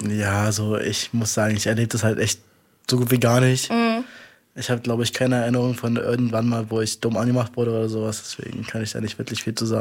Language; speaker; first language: German; native; German